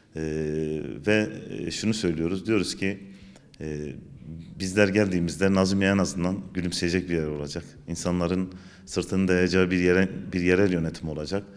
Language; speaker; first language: Turkish; non-native, local second language; Zaza